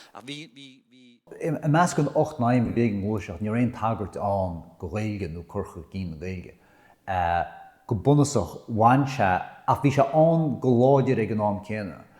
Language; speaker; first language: Irish; native; Irish